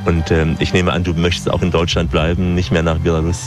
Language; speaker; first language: German; native; German